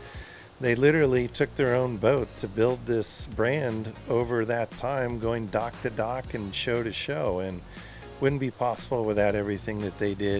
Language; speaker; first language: English; native; English